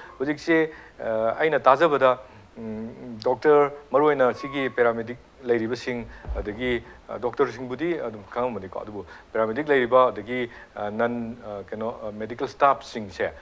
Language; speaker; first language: Manipuri; native; Manipuri